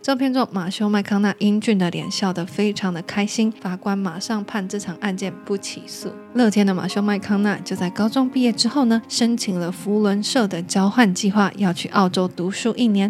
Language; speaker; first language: Chinese; native; Chinese